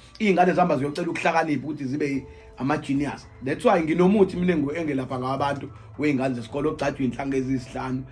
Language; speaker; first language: Zulu; native; Zulu